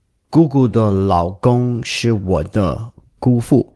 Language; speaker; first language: Chinese; non-native, learner; English